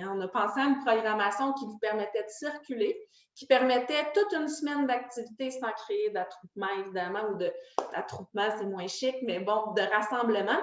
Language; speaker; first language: French; native; French